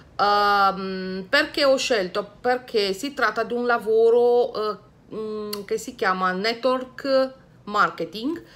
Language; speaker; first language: Italian; non-native, fluent; Romanian